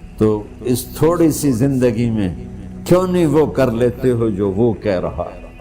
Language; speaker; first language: Urdu; non-native, local second language; Punjabi